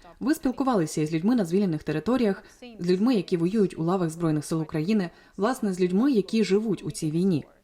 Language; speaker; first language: Ukrainian; native; Ukrainian